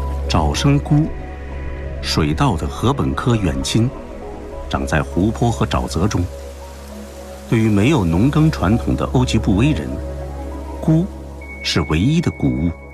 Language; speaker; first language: Chinese; native; Chinese